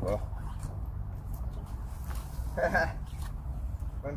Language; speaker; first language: Thai; non-native, learner; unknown